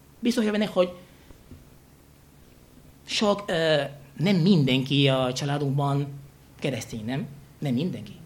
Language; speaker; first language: Hungarian; non-native, fluent; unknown